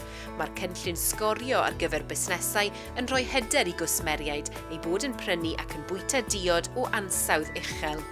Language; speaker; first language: Welsh; native; Welsh